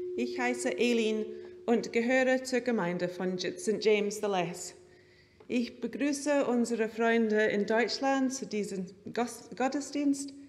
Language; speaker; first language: German; non-native, learner; English